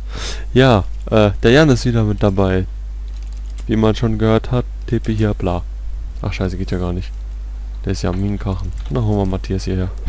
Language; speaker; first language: German; native; German